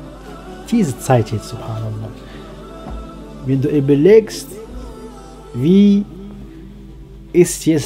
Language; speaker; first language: German; non-native, learner; Arabic